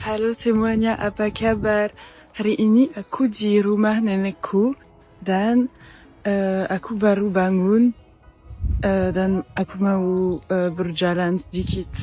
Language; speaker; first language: Indonesian; non-native, learner; French